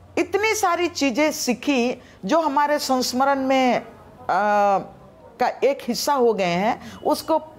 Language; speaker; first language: Hindi; non-native, local second language; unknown